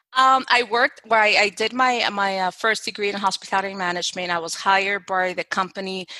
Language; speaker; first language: English; non-native, fluent; Spanish